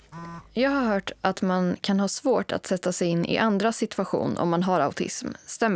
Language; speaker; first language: Swedish; native; Swedish